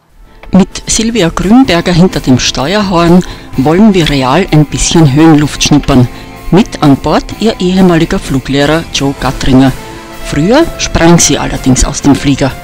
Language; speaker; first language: German; native; German